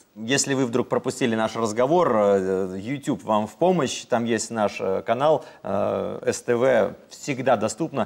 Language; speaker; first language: Russian; native; Russian